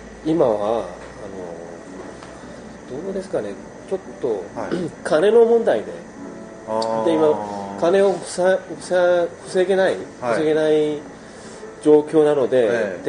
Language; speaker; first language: Japanese; non-native, fluent; Korean